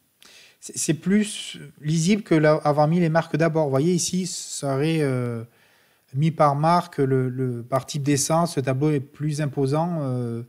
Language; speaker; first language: French; native; French